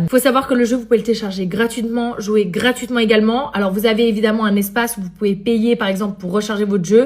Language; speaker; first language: French; native; French